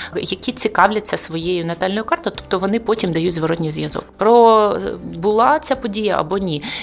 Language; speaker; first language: Ukrainian; non-native, local second language; Russian